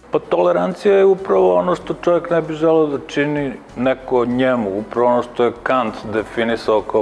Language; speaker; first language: Serbian; native; Serbian